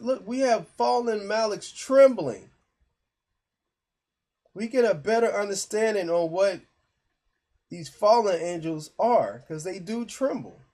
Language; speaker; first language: English; native; English